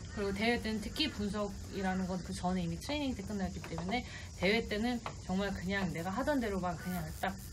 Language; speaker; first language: Korean; native; Korean